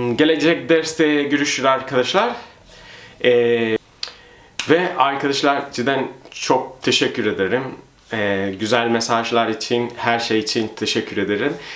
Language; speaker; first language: Turkish; non-native, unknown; Spanish